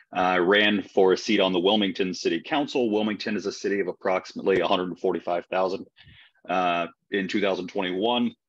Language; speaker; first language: English; native; English